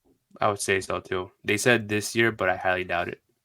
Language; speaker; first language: English; native; English